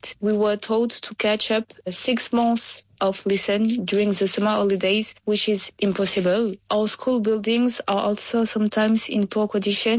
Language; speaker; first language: English; non-native, learner; French